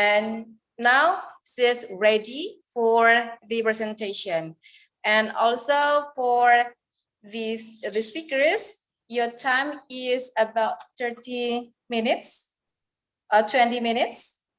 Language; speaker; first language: English; non-native, fluent; Indonesian